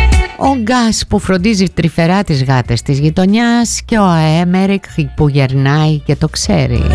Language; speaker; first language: Greek; native; Greek